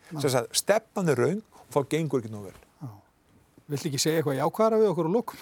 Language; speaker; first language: Icelandic; native; Icelandic